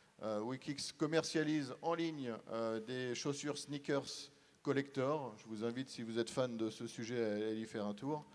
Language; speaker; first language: French; native; French